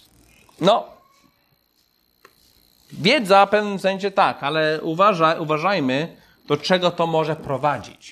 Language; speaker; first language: Polish; non-native, fluent; English